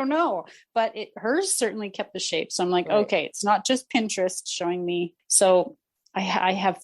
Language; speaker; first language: English; native; English